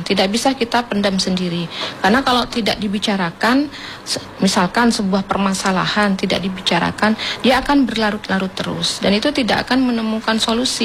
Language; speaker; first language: Indonesian; native; Indonesian